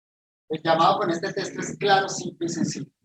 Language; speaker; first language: Spanish; native; Spanish